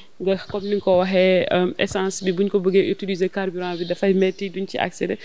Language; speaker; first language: Wolof; native; Wolof